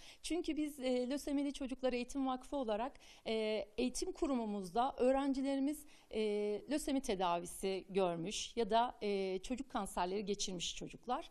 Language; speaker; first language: Turkish; native; Turkish